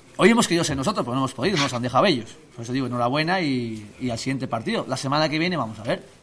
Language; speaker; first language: Spanish; native; Spanish